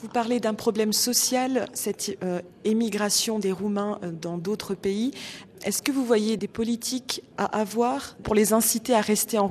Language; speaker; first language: French; native; French